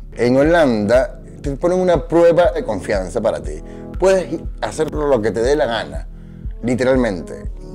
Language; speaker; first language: Spanish; native; Spanish